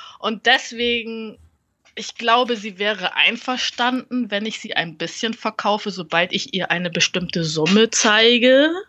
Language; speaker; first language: German; early bilingual, other home language; Vietnamese